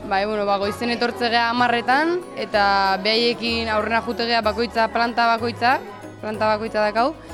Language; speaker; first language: Basque; native; Basque